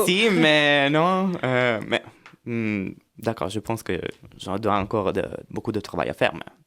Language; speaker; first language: French; non-native, fluent; Italian